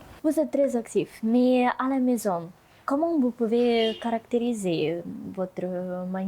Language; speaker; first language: French; non-native, learner; Russian